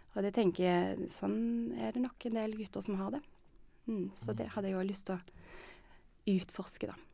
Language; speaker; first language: Norwegian; native; Norwegian